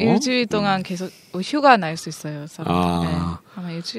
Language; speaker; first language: Korean; non-native, learner; English